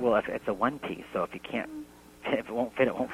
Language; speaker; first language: English; native; English